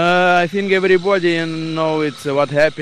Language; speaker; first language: English; non-native, learner; Ukrainian